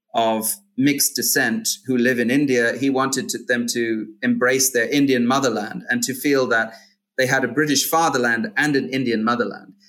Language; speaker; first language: English; native; English